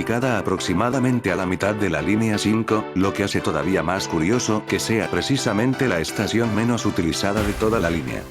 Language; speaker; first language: Spanish; native; Spanish